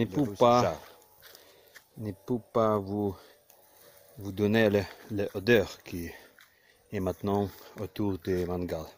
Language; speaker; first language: French; non-native, learner; Ukrainian